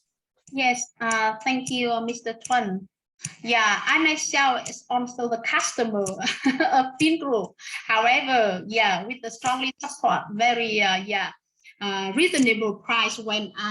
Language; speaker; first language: English; non-native, fluent; Vietnamese